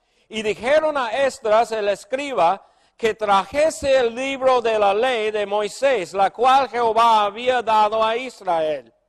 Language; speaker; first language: Spanish; non-native, fluent; English